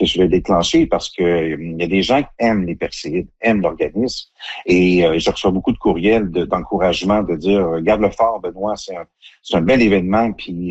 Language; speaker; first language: French; native; French